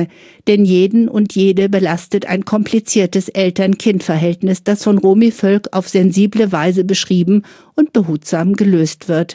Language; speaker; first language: German; native; German